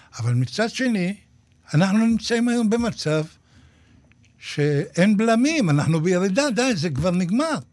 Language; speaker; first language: Hebrew; native; Hebrew